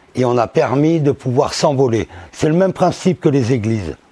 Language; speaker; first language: French; native; French